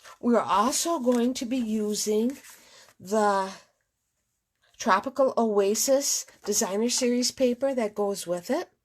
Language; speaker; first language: English; native; English